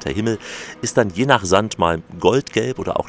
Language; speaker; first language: German; native; German